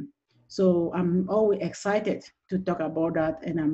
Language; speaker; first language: English; non-native, local second language; French